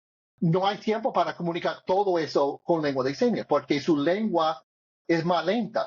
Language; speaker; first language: Spanish; non-native, learner; English